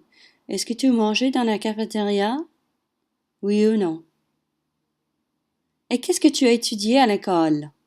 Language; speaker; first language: French; non-native, learner; English